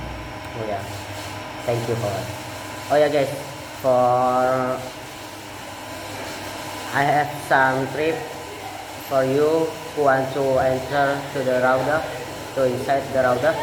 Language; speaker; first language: English; non-native, learner; Indonesian